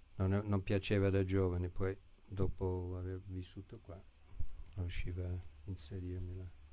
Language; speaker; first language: Italian; non-native, fluent; English